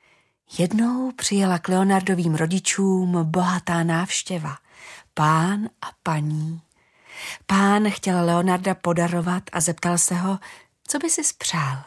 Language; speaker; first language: Czech; native; Czech